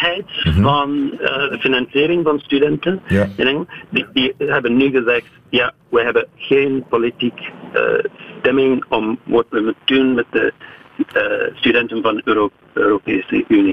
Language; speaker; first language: Dutch; non-native, fluent; English